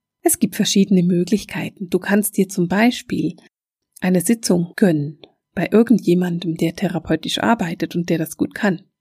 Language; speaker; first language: German; native; German